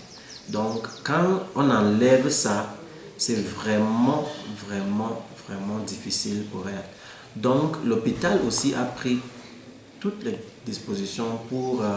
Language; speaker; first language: French; non-native, local second language; English